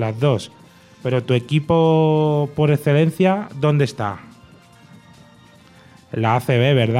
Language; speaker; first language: Spanish; native; Spanish